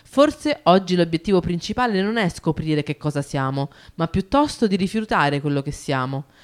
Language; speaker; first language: Italian; native; Italian